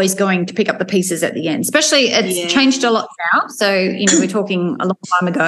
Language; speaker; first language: English; native; English